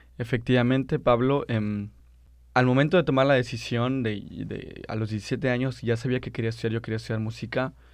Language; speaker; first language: Spanish; native; Spanish